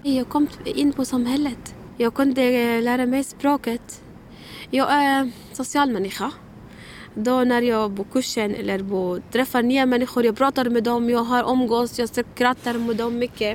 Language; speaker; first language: Swedish; non-native, learner; Arabic